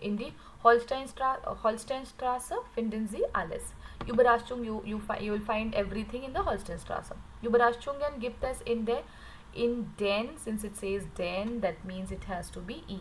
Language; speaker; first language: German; non-native, learner; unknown